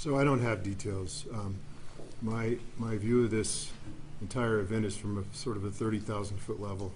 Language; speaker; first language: English; native; English